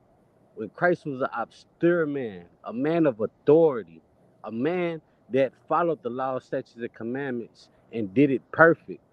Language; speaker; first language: English; native; English